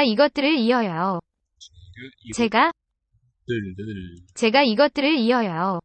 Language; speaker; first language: Korean; non-native, learner; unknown